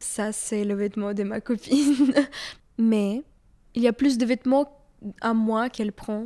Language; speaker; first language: French; non-native, fluent; Ukrainian